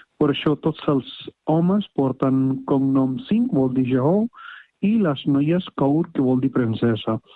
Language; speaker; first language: Catalan; non-native, fluent; Punjabi